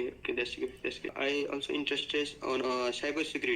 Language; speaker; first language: English; non-native, learner; Nepali